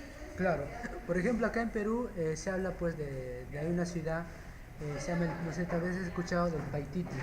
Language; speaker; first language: Spanish; native; Spanish